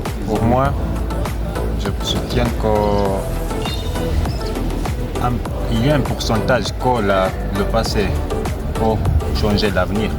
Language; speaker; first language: French; non-native, learner; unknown